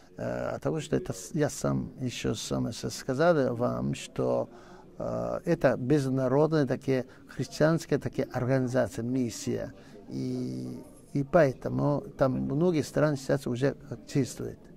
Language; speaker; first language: Russian; non-native, learner; Korean